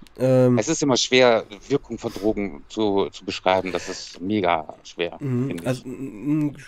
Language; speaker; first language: German; native; German